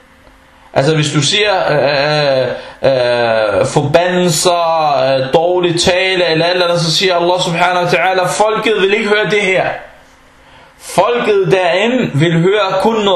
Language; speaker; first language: Danish; non-native, local second language; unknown